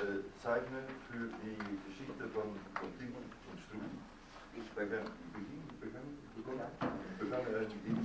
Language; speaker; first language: German; non-native, learner; Dutch